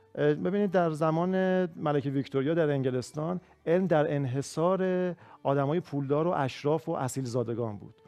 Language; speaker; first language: Persian; native; Persian